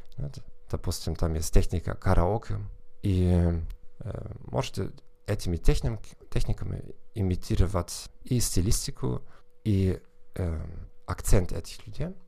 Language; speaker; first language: Russian; non-native, fluent; German